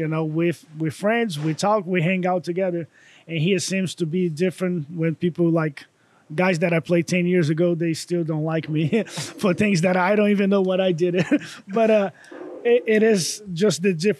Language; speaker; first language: English; non-native, fluent; Portuguese